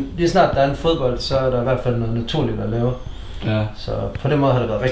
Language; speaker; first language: Danish; native; Danish